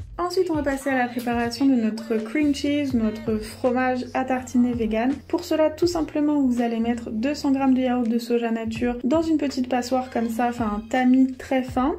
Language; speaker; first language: French; native; French